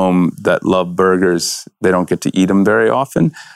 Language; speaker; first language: English; native; English